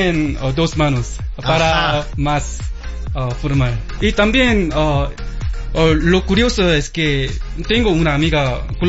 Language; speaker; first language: Spanish; non-native, learner; Korean